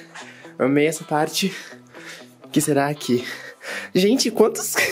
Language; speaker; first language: Portuguese; native; Portuguese